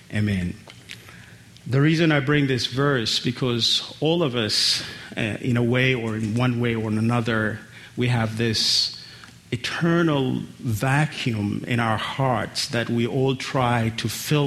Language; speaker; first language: English; non-native, fluent; Arabic